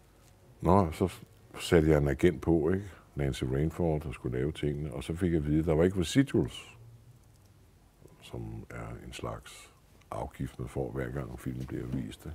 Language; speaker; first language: Danish; native; Danish